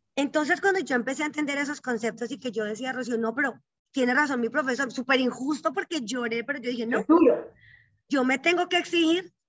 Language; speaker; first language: Spanish; native; Spanish